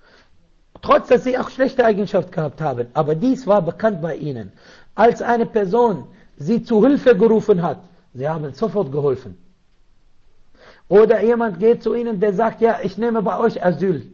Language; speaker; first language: German; non-native, fluent; Arabic